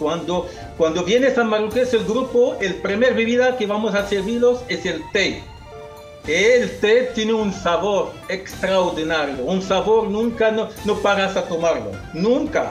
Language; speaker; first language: Spanish; non-native, fluent; Arabic